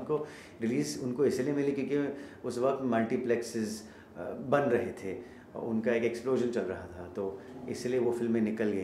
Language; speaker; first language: Hindi; native; Hindi